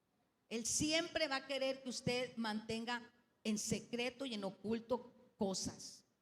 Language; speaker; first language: Spanish; native; Spanish